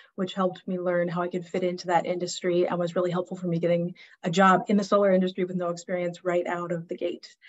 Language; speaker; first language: English; native; English